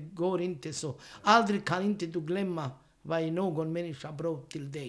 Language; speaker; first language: Swedish; non-native, learner; Romany